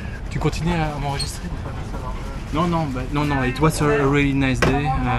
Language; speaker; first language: English; non-native, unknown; French